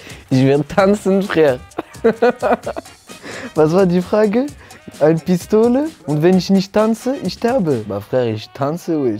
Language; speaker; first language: German; non-native, learner; French